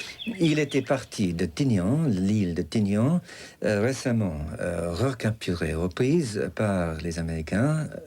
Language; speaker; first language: French; non-native, fluent; English